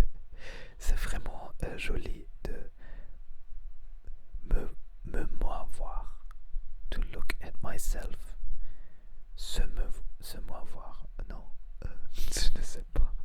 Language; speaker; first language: French; non-native, learner; Spanish